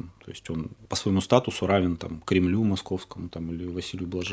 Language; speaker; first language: Russian; native; Russian